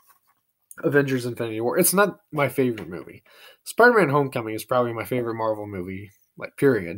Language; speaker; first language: English; native; English